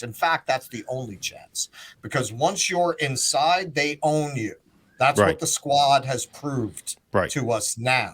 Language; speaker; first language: English; native; English